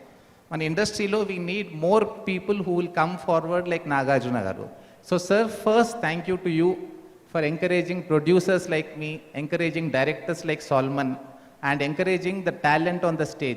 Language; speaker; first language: Telugu; native; Telugu